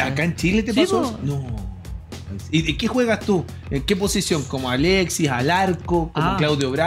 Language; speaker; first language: Spanish; native; Spanish